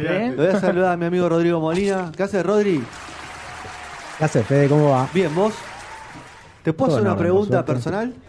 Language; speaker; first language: Spanish; native; Spanish